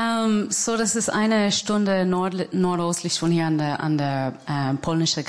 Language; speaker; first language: German; non-native, fluent; English